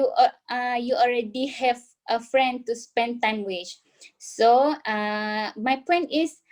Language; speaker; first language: English; non-native, local second language; Malay